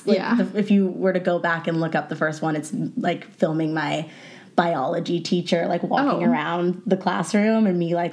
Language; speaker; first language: English; native; English